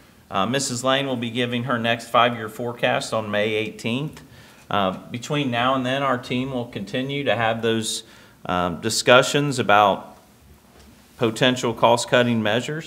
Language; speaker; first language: English; native; English